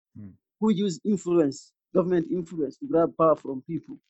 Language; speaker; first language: English; non-native, local second language; Ganda